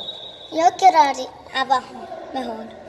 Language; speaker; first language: Spanish; early bilingual, heritage; Spanish